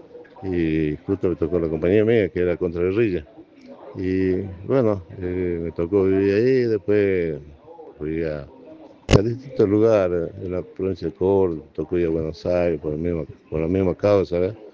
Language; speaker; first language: Spanish; native; Spanish